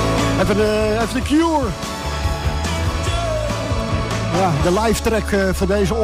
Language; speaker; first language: Dutch; native; Dutch